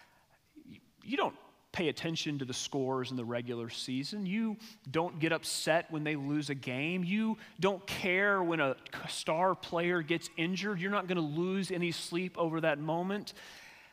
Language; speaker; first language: English; native; English